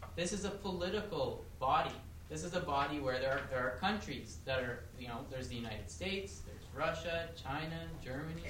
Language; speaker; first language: English; native; English